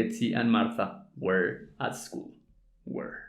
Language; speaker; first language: English; non-native, fluent; Spanish